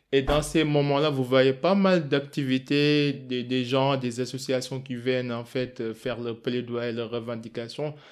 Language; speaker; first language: French; non-native, local second language; Wolof